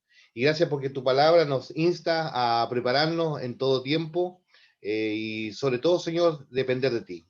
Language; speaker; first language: Spanish; native; Spanish